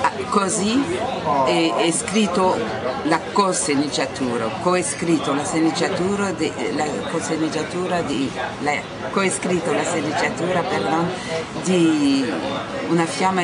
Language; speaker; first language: Italian; non-native, learner; French